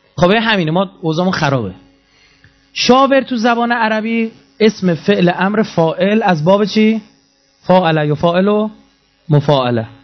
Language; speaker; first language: Persian; native; Persian